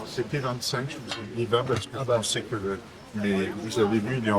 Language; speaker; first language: French; native; French